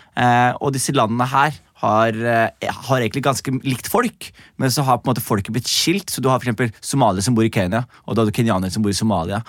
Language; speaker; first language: Norwegian; early bilingual, other home language; Somali